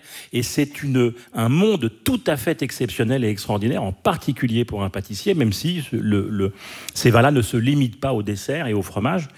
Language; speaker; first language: French; native; French